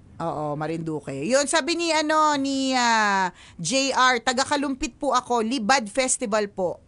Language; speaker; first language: Filipino; native; Filipino